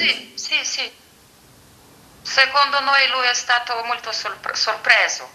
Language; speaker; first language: Italian; non-native, fluent; Ukrainian